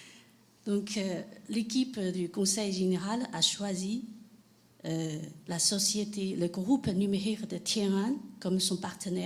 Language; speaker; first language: French; non-native, fluent; Chinese